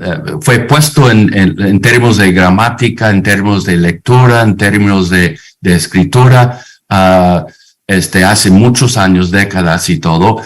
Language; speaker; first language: Spanish; non-native, fluent; English